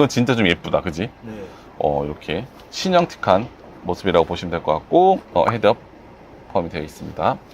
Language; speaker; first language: Korean; native; Korean